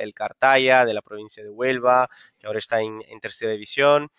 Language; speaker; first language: Spanish; non-native, fluent; Portuguese